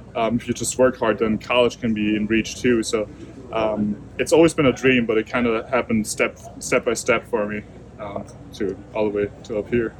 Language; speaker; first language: English; non-native, fluent; German